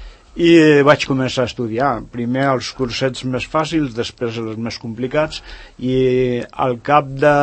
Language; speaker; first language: Catalan; non-native, local second language; Spanish